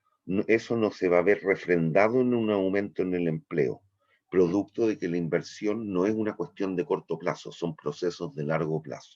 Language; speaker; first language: Spanish; native; Spanish